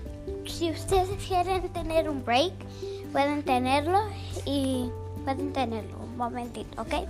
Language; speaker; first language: Spanish; early bilingual, heritage; Spanish